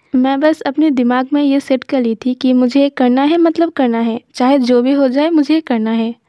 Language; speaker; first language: Hindi; non-native, local second language; Bangla